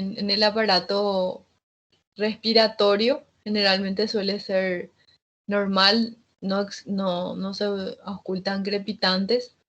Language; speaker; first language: Spanish; native; Spanish